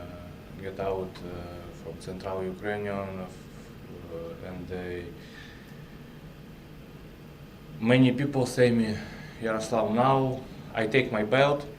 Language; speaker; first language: English; non-native, learner; Russian